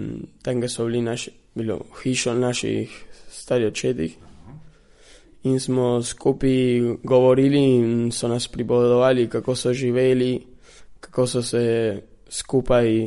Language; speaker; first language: Slovenian; early bilingual, heritage; Slovenian